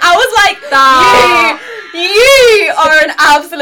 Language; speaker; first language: English; native; English